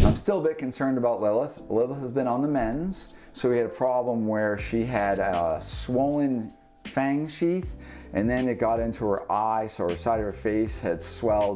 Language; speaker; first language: English; native; English